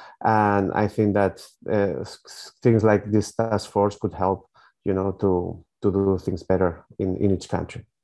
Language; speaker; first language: English; non-native, fluent; Spanish